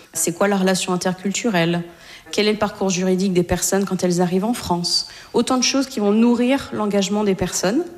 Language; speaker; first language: French; native; French